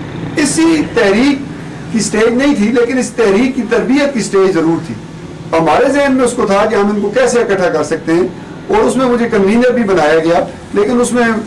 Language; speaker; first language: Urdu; non-native, local second language; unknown